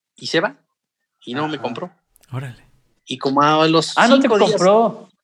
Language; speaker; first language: Spanish; native; Spanish